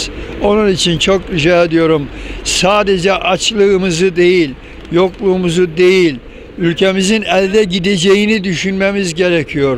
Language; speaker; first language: Turkish; native; Turkish